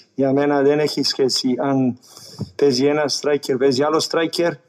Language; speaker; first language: Greek; non-native, learner; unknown